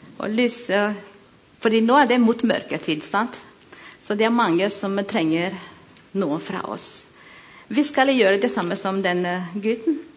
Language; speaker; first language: Norwegian; non-native, learner; Malagasy